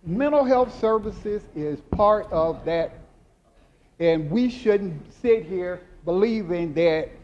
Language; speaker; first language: English; native; English